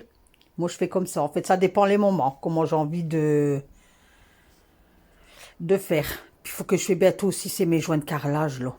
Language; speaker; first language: French; native; French